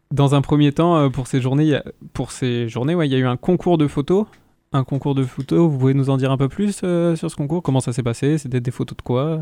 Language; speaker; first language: French; native; French